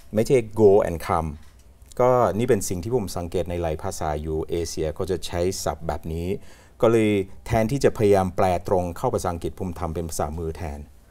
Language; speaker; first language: Thai; non-native, fluent; English